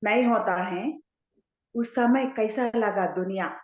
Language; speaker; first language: Hindi; non-native, local second language; Telugu